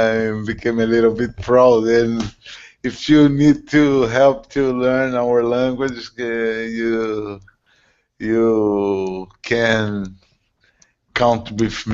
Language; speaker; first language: English; non-native, learner; Portuguese